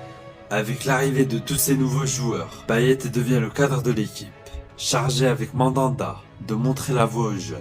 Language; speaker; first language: French; native; French